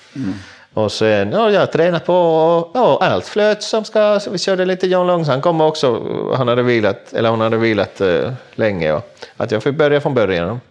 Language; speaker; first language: Swedish; non-native, local second language; Finnish